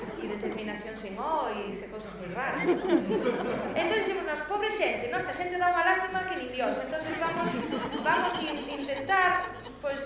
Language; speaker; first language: Galician; native; Galician